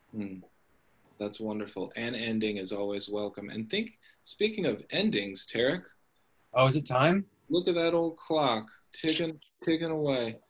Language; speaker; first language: English; native; English